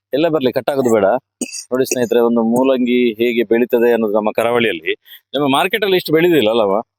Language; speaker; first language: Kannada; native; Kannada